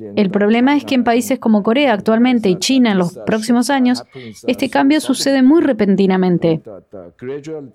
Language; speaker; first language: Spanish; non-native, fluent; Korean